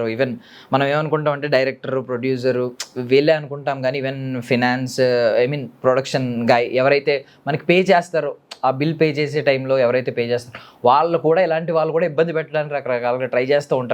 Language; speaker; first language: Telugu; native; Telugu